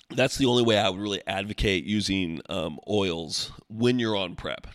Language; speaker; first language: English; native; English